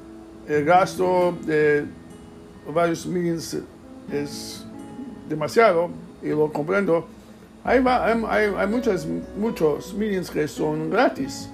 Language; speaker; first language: Spanish; early bilingual, heritage; English